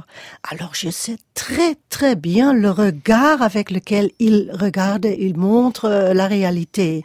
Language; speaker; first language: French; non-native, fluent; Dutch